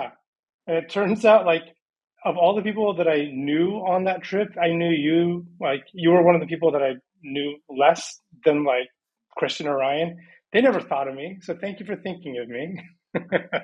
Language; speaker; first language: English; early bilingual, other home language; Persian